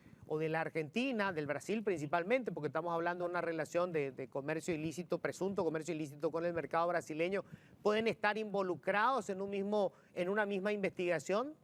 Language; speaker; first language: Spanish; native; Spanish